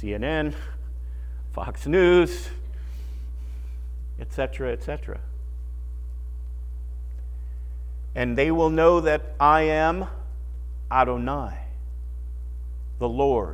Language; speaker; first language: English; native; English